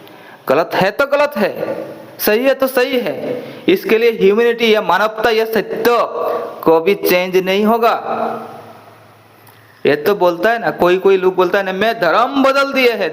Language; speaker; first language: Hindi; non-native, local second language; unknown